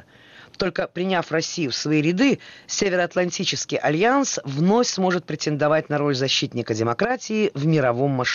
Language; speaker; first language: Russian; native; Russian